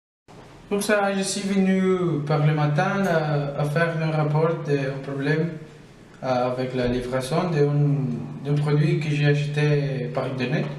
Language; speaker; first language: French; non-native, learner; Spanish